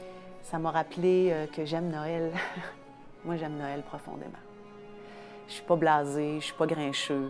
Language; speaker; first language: French; native; French